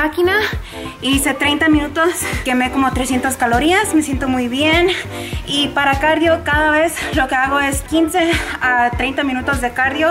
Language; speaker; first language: Spanish; early bilingual, heritage; Spanish